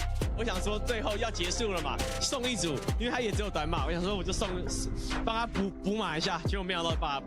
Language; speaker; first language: Chinese; native; Chinese